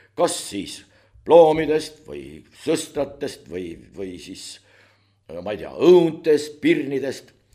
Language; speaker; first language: Estonian; native; Estonian